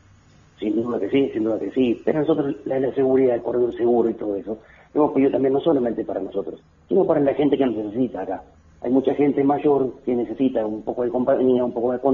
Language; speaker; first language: Spanish; native; Spanish